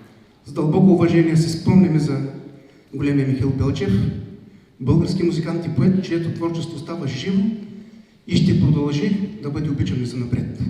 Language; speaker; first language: Bulgarian; native; Bulgarian